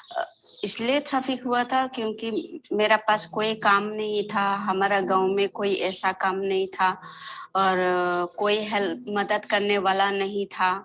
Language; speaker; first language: Hindi; non-native, local second language; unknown